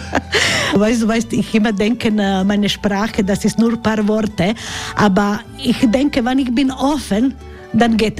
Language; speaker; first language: German; non-native, learner; Croatian